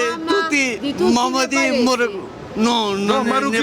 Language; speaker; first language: Italian; non-native, learner; Nepali